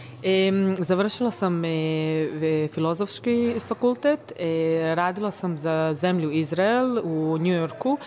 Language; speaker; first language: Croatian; early bilingual, other home language; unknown